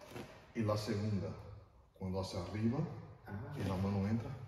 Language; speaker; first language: French; non-native, learner; Spanish